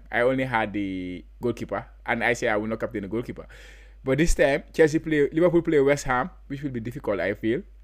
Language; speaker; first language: English; non-native, local second language; Wolof